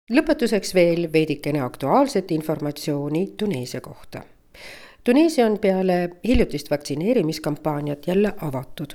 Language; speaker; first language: Estonian; native; Estonian